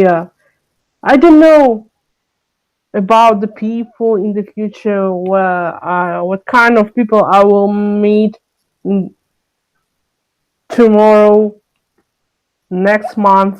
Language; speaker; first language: English; non-native, learner; French